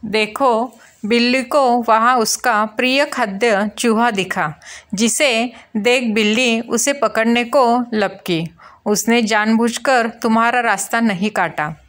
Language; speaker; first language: Hindi; non-native, local second language; Marathi